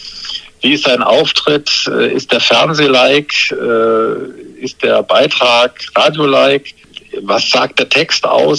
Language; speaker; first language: German; native; German